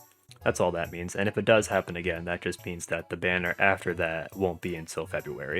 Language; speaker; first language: English; native; English